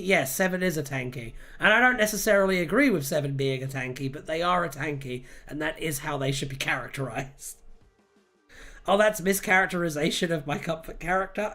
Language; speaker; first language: English; native; English